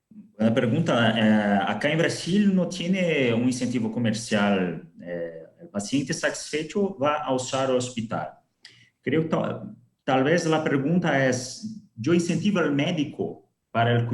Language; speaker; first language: Spanish; non-native, learner; Portuguese